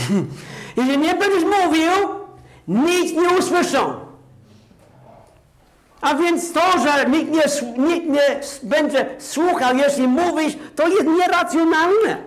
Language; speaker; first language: Polish; non-native, fluent; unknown